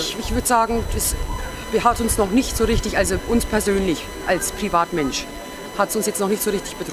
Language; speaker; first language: German; native; German